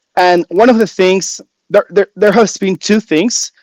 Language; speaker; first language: English; non-native, fluent; Spanish